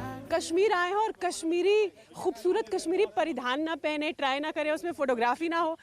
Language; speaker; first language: Hindi; native; Hindi